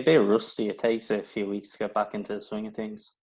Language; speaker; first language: English; native; English